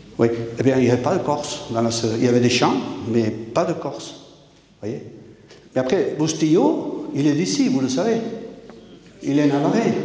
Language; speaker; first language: French; non-native, local second language; Basque